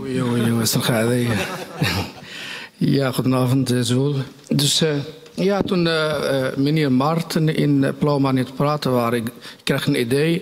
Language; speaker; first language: Dutch; non-native, fluent; Riffian